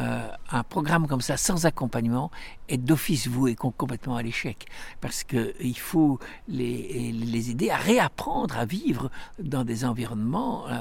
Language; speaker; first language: French; native; French